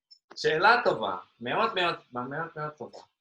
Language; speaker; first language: Hebrew; non-native, fluent; Indonesian